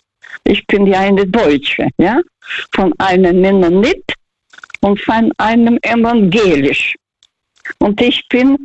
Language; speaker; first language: German; non-native, learner; Russian